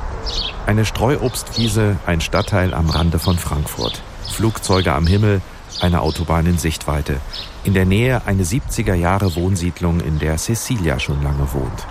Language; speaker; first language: German; native; German